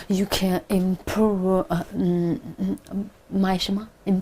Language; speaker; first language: English; non-native, learner; Chinese